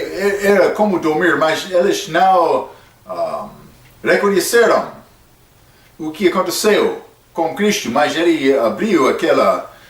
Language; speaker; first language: Portuguese; non-native, fluent; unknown